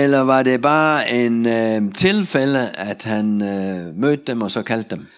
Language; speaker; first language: Danish; non-native, fluent; Russian